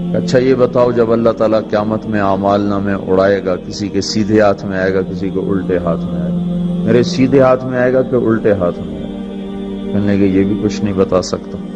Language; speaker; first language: Urdu; non-native, local second language; Punjabi